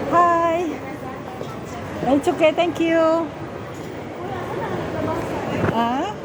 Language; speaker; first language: English; non-native, local second language; Cebuano